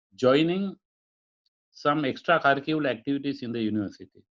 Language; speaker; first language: English; non-native, local second language; Sinhala